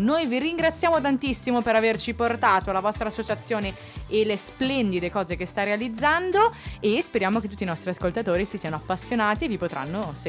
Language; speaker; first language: Italian; native; Italian